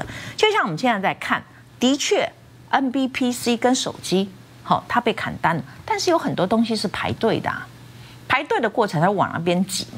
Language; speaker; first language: Chinese; native; Chinese